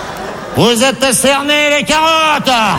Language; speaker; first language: French; native; French